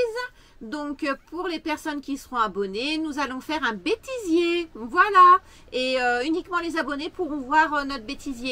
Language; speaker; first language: French; native; French